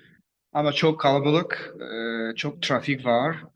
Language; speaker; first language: Turkish; non-native, learner; English